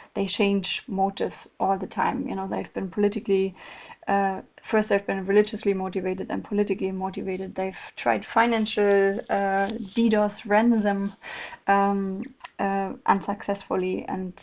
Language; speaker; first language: English; non-native, fluent; German